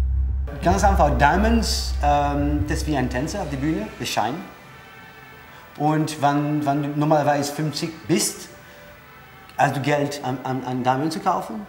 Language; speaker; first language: German; non-native, learner; French